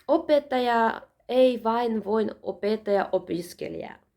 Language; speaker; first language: Finnish; non-native, learner; Russian